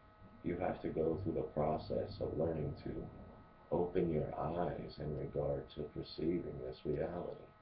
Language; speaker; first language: English; native; English